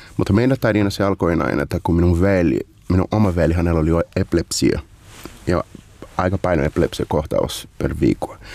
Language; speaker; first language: Finnish; non-native, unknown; Portuguese